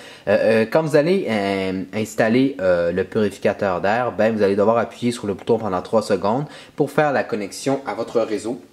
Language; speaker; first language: French; native; French